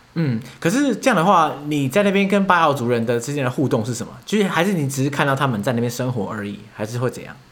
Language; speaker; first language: Chinese; native; Chinese